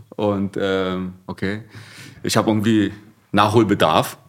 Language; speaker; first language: German; early bilingual, other home language; Korean